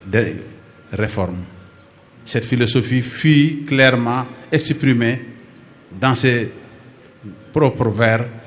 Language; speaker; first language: French; non-native, local second language; Wolof